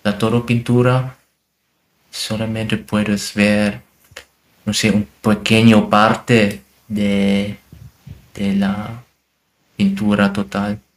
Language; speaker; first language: Spanish; non-native, learner; German